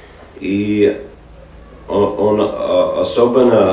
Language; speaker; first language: Russian; non-native, learner; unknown